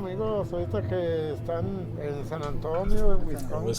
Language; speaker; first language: Spanish; native; Spanish